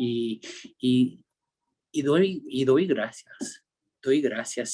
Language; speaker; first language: Spanish; early bilingual, heritage; Spanish